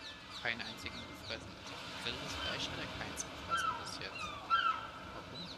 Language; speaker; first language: German; native; German